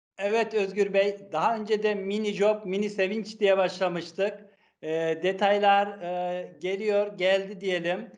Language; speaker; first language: Turkish; native; Turkish